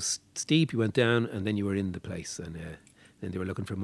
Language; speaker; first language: English; native; English